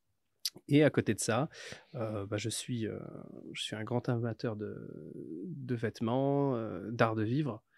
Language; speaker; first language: French; native; French